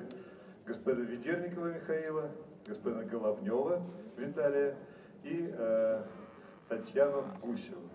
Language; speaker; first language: Russian; native; Russian